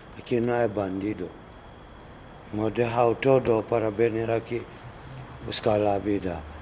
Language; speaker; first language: Spanish; non-native, learner; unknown